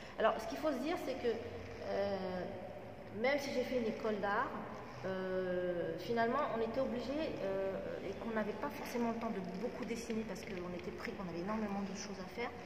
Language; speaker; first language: French; non-native, local second language; Arabic